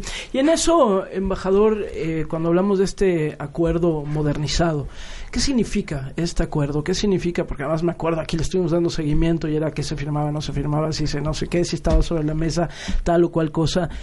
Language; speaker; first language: Spanish; native; Spanish